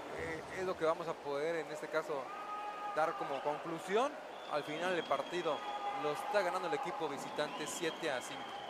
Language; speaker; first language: Spanish; native; Spanish